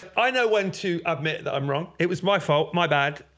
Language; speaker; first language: English; native; English